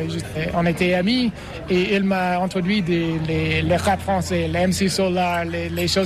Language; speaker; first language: French; non-native, learner; English